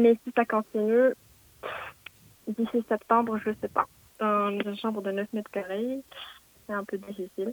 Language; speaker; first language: French; non-native, local second language; Arabic